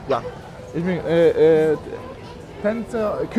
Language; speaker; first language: German; non-native, learner; Polish